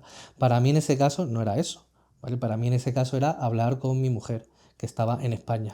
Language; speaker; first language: Spanish; native; Spanish